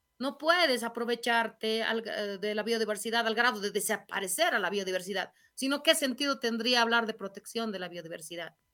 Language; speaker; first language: Spanish; native; Spanish